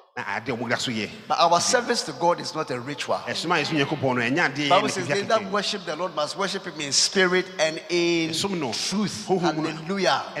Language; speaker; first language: English; non-native, local second language; Ga